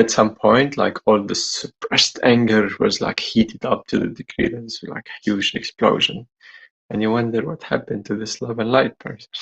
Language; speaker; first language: English; non-native, fluent; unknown